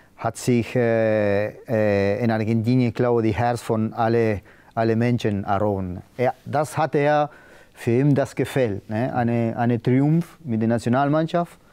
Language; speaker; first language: German; non-native, learner; Spanish